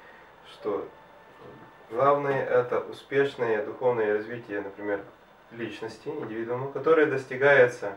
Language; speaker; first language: Russian; native; Russian